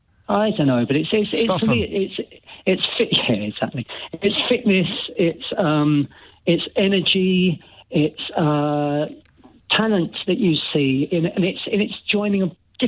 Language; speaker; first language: English; native; English